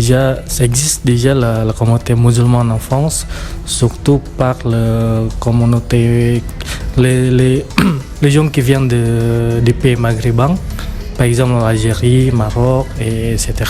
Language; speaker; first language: French; non-native, fluent; Indonesian